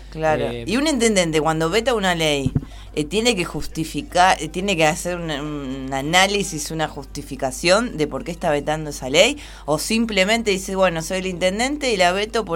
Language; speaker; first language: Spanish; native; Spanish